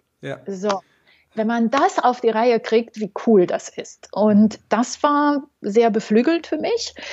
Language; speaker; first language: German; non-native, fluent; Romanian